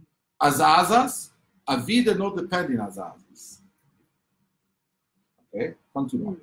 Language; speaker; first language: Portuguese; non-native, fluent; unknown